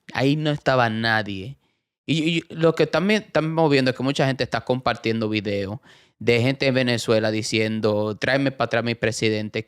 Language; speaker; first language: Spanish; early bilingual, heritage; Spanish